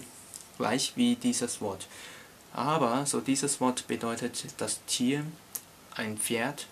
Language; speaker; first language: German; non-native, learner; Cantonese